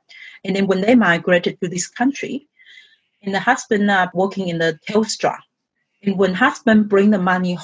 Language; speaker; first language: English; non-native, fluent; Chinese